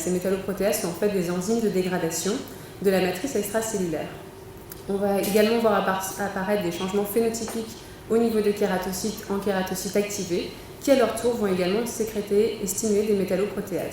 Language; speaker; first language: French; native; French